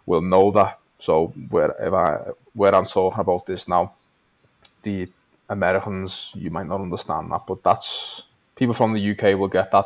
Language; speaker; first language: English; native; English